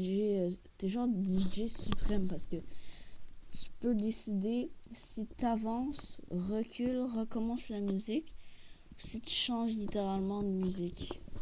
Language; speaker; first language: French; native; French